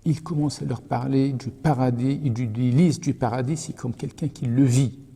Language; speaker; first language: French; non-native, local second language; Arabic